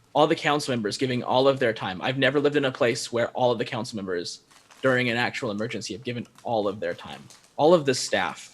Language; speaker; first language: English; native; English